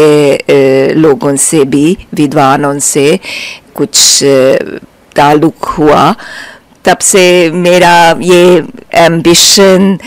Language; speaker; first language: Hindi; non-native, fluent; Russian